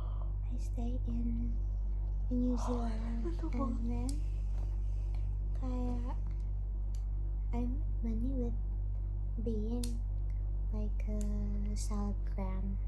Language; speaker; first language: English; non-native, local second language; Indonesian